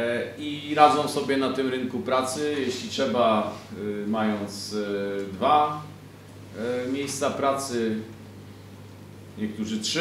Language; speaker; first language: Polish; native; Polish